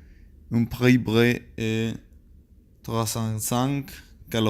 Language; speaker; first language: French; non-native, learner; Spanish